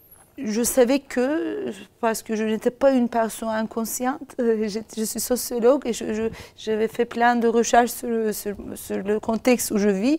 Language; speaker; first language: French; non-native, fluent; Turkish